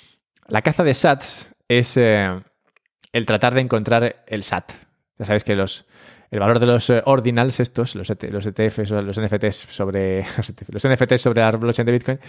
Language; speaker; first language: Spanish; native; Spanish